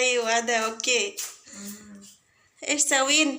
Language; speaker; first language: Arabic; non-native, learner; Bangla